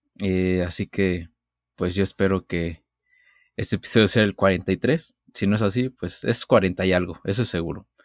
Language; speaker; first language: Spanish; native; Spanish